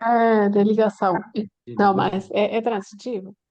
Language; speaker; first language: Portuguese; non-native, fluent; Spanish